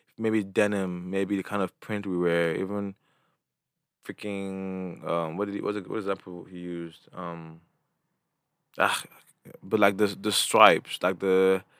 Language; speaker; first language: English; non-native, local second language; Igbo